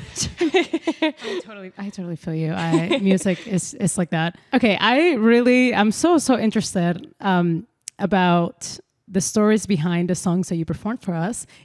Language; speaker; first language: English; non-native, fluent; Spanish